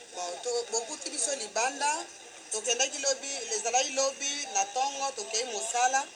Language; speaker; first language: Lingala; native; Lingala